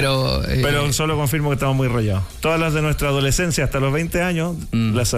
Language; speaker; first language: Spanish; native; Spanish